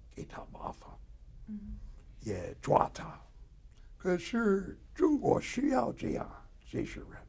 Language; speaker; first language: Chinese; non-native, fluent; English